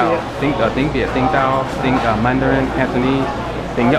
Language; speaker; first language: Vietnamese; non-native, learner; English